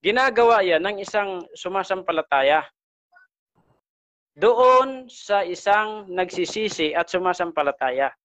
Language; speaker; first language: Filipino; native; Filipino